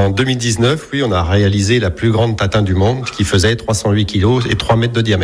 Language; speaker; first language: French; native; French